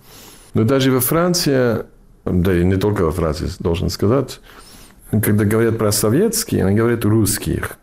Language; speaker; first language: Russian; non-native, fluent; English